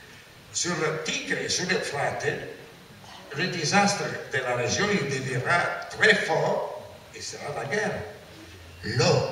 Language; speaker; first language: French; non-native, learner; Italian